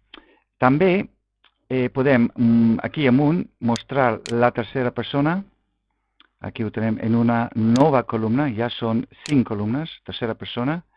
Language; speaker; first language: Catalan; non-native, local second language; Spanish